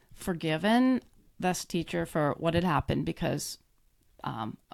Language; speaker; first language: English; native; English